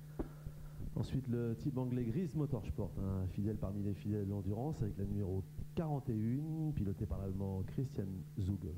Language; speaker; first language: French; native; French